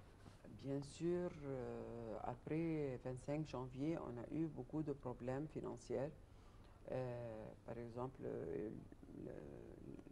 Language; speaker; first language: French; non-native, fluent; Arabic